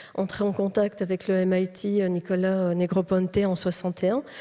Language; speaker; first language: French; native; French